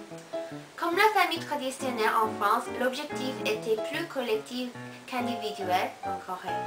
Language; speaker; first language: French; non-native, learner; Korean